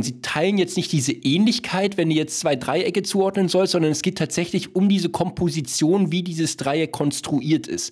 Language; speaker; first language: German; native; German